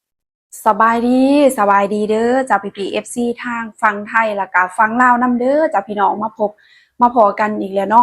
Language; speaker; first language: Thai; non-native, local second language; Northeastern Thai